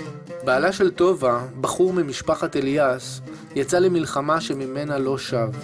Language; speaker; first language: Hebrew; native; Hebrew